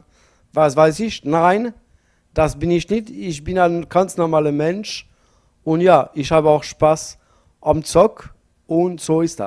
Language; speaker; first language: German; non-native, learner; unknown